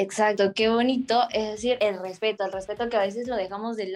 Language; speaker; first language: Spanish; native; Spanish